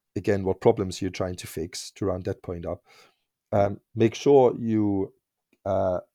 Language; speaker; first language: English; non-native, fluent; German